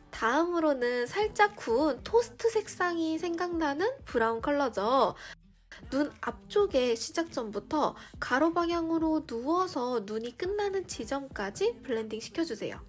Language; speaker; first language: Korean; native; Korean